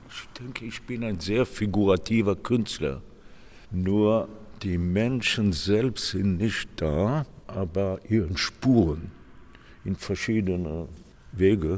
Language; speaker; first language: German; non-native, fluent; Hebrew